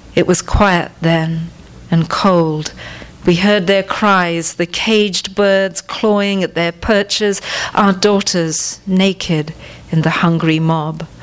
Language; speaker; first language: English; non-native, local second language; Tamil